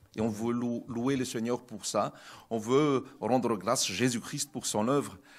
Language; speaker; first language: French; non-native, local second language; Malagasy